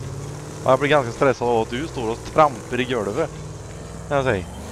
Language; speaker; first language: Swedish; native; Swedish